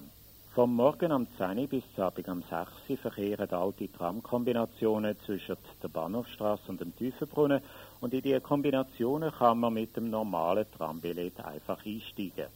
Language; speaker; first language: German; native; German